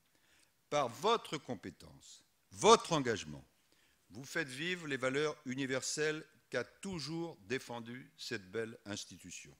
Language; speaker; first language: French; native; French